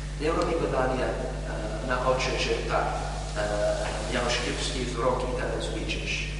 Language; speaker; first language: Polish; non-native, learner; English